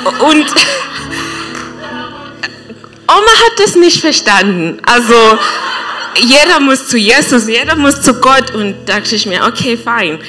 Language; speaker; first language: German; non-native, learner; English